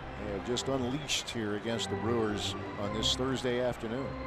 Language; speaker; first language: English; native; English